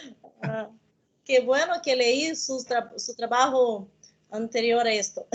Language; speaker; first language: Spanish; non-native, learner; Portuguese